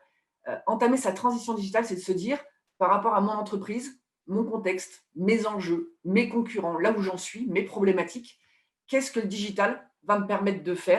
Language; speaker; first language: French; native; French